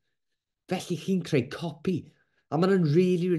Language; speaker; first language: Welsh; non-native, local second language; English